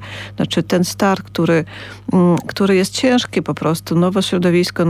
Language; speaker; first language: Polish; non-native, fluent; Ukrainian